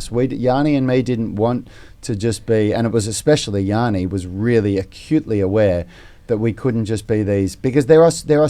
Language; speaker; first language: English; native; English